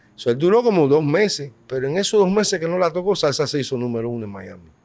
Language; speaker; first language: Spanish; early bilingual, heritage; Spanish